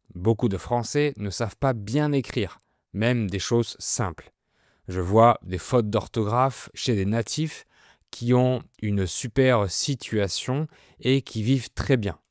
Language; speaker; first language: French; native; French